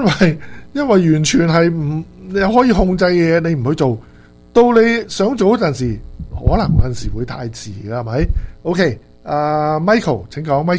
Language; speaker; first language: Chinese; native; Chinese